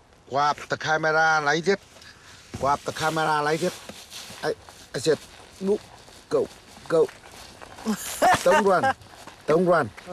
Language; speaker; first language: English; non-native, learner; Vietnamese